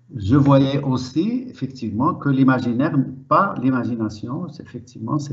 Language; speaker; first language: French; non-native, local second language; Arabic